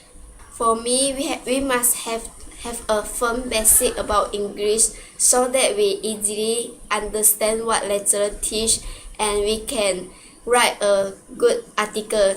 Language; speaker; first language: English; non-native, local second language; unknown